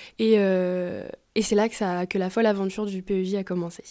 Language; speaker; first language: French; native; French